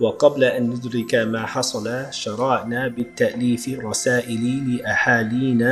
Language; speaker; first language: Arabic; non-native, fluent; English